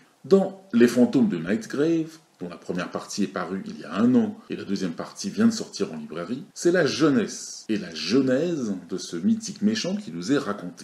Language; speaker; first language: French; native; French